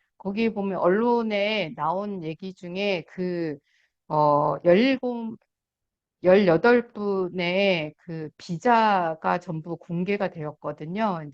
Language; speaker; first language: Korean; native; Korean